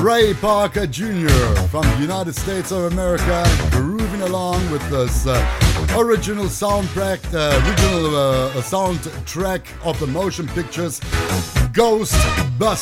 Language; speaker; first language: English; non-native, fluent; Italian